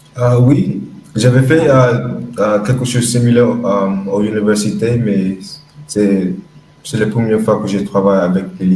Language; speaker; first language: French; non-native, learner; English